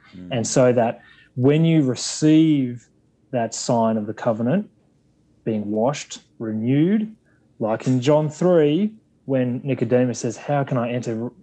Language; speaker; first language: English; native; English